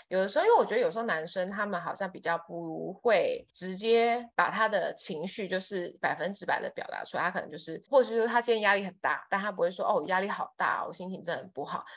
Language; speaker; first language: Chinese; non-native, fluent; Thai